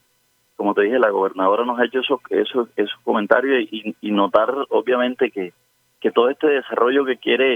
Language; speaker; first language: Spanish; native; Spanish